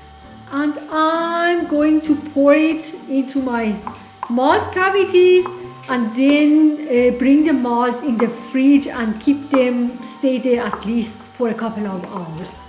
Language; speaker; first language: English; non-native, fluent; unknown